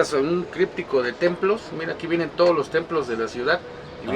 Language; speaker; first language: Spanish; native; Spanish